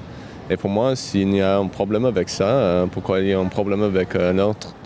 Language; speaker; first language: French; non-native, fluent; English